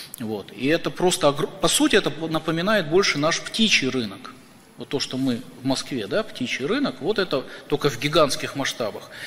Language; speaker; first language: Russian; native; Russian